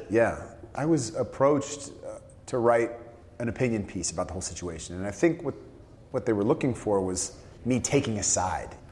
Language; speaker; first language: English; native; English